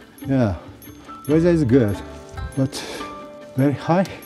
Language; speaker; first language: English; non-native, learner; Japanese